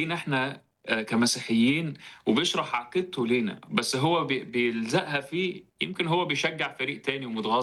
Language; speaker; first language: Arabic; native; Arabic